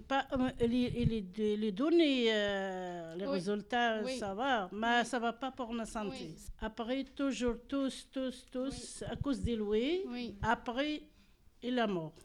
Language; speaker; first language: French; non-native, learner; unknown